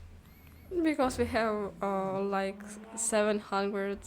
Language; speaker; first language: English; non-native, learner; Ukrainian